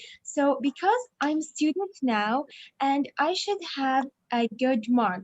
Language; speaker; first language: English; non-native, learner; Arabic